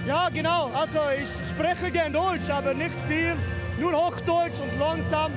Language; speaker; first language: German; non-native, learner; Swedish